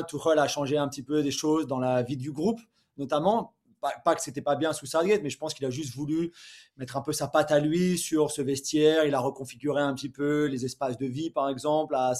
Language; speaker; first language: French; native; French